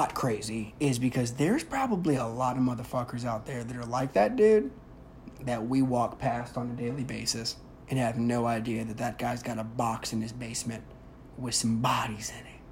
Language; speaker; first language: English; native; English